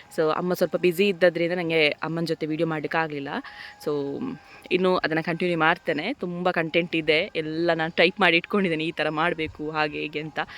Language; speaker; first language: Kannada; non-native, local second language; Tulu